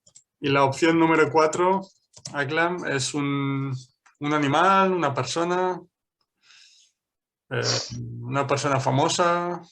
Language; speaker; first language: Spanish; non-native, fluent; English